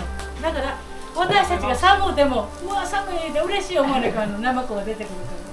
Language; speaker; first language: Japanese; native; Japanese